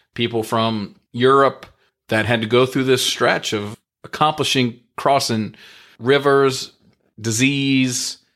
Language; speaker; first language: English; native; English